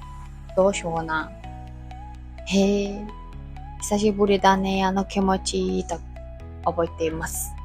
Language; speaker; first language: Japanese; non-native, learner; Mongolian